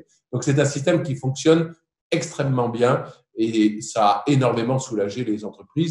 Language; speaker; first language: French; native; French